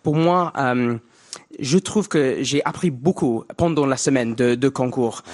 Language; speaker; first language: French; non-native, fluent; English